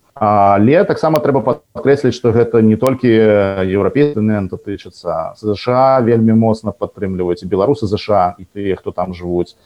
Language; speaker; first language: Belarusian; non-native, local second language; Russian